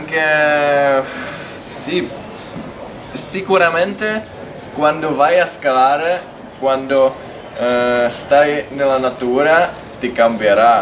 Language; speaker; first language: Italian; non-native, fluent; Czech